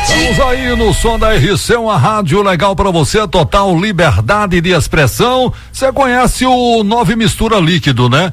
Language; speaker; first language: Portuguese; native; Portuguese